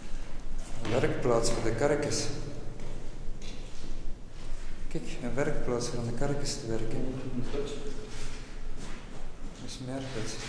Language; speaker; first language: Dutch; native; Dutch